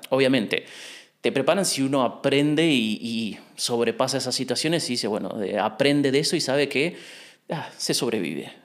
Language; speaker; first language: Spanish; native; Spanish